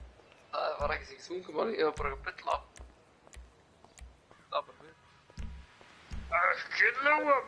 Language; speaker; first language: Icelandic; early bilingual, heritage; Icelandic